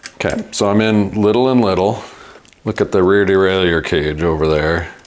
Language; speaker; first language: English; native; English